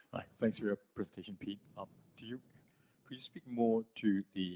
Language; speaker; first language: English; native; English